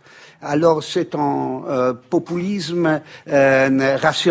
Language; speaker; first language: French; non-native, fluent; Italian